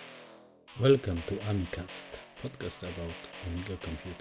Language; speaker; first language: English; non-native, fluent; Polish